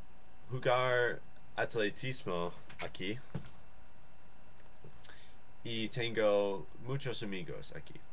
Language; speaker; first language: Spanish; non-native, learner; English